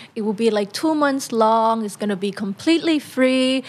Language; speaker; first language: English; non-native, fluent; Thai